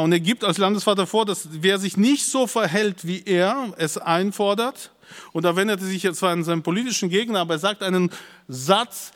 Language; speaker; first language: German; native; German